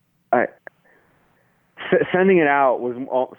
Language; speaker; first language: English; native; English